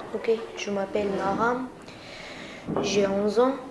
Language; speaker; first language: French; non-native, learner; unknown